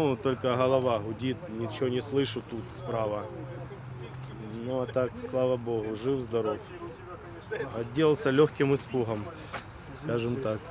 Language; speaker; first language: Russian; native; Russian